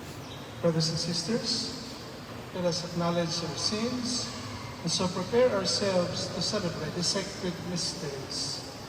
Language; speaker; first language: English; non-native, local second language; Filipino